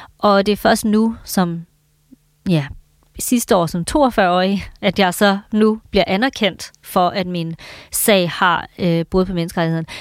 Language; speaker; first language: Danish; native; Danish